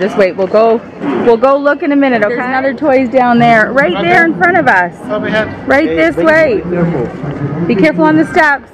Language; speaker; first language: English; early bilingual, heritage; English